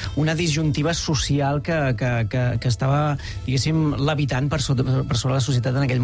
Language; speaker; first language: Catalan; native; Catalan